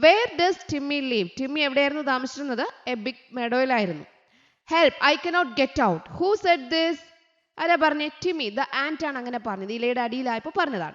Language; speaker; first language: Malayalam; native; Malayalam